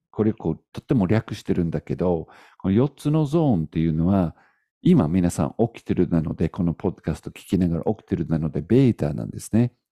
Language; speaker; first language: Japanese; native; Japanese